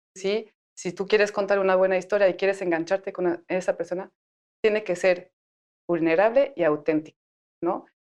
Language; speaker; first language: Spanish; non-native, fluent; French